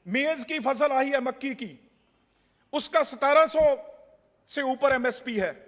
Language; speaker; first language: Hindi; non-native, local second language; Punjabi